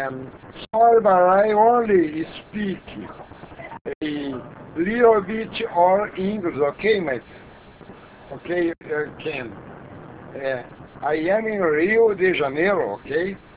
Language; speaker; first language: English; non-native, learner; Portuguese